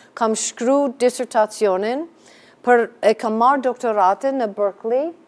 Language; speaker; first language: Albanian; non-native, fluent; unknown